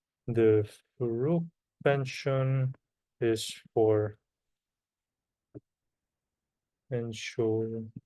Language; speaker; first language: Dutch; non-native, learner; Korean